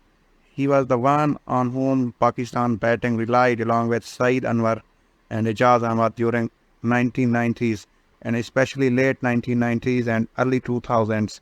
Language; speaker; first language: English; non-native, local second language; Urdu